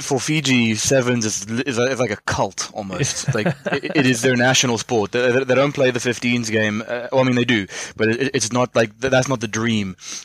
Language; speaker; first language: English; native; English